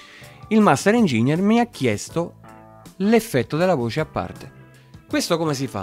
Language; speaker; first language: Italian; native; Italian